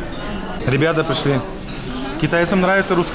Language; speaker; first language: Russian; native; Russian